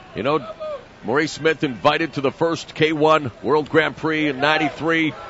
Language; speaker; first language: English; native; English